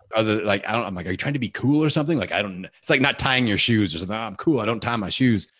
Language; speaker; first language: English; native; English